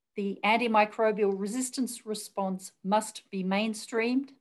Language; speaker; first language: English; native; English